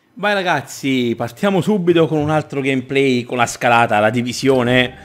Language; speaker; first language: Italian; native; Italian